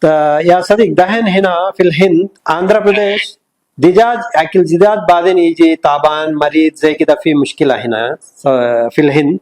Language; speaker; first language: Arabic; non-native, learner; Telugu